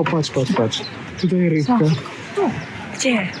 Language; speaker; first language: Polish; non-native, learner; Russian